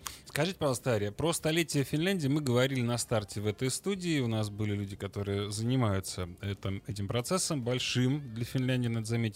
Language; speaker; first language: Russian; native; Russian